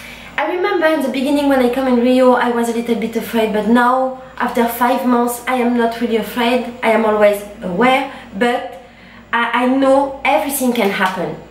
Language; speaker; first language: English; non-native, learner; French